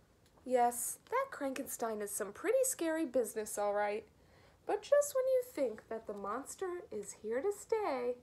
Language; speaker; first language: English; native; English